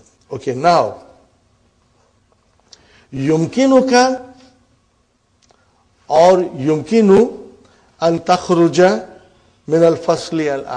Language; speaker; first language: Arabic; non-native, fluent; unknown